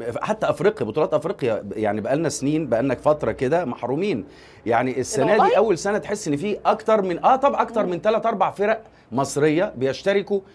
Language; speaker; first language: Arabic; native; Arabic